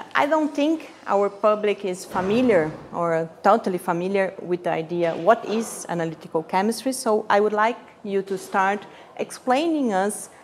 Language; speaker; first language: English; non-native, fluent; Portuguese